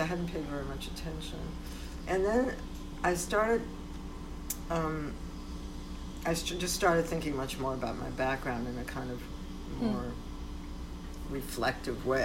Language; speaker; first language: English; early bilingual, other home language; Polish